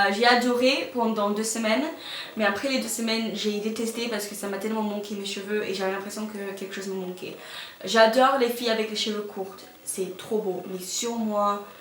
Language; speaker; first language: French; non-native, fluent; English